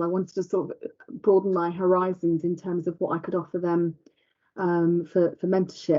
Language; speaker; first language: English; native; English